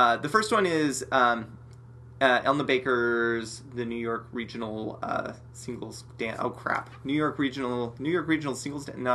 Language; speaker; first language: English; native; English